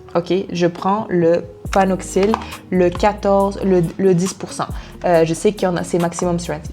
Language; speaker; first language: French; early bilingual, other home language; Arabic